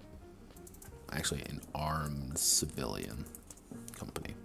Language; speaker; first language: English; native; English